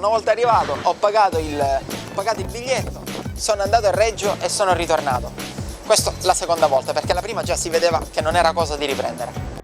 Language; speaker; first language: Italian; native; Italian